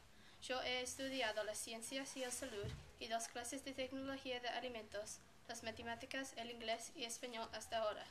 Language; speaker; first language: Spanish; non-native, learner; English